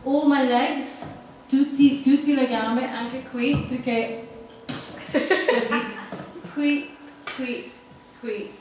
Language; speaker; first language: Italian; non-native, learner; English